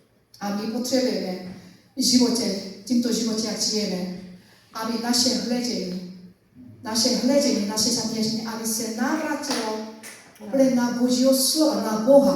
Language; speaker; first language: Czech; non-native, learner; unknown